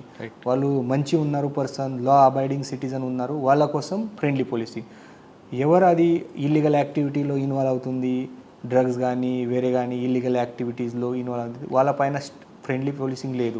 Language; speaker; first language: Telugu; non-native, learner; Marathi